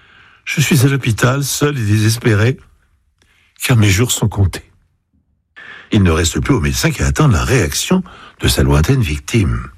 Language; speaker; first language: French; native; French